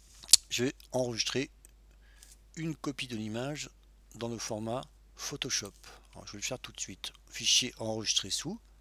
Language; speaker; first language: French; native; French